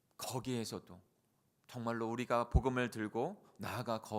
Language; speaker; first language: Korean; native; Korean